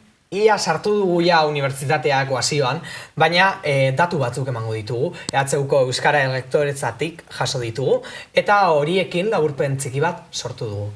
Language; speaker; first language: Basque; native; Basque